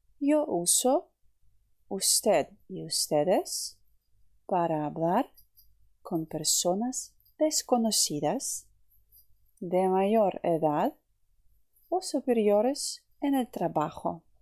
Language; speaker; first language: Spanish; non-native, fluent; Ukrainian